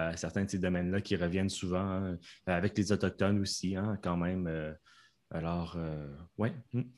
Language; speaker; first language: French; native; French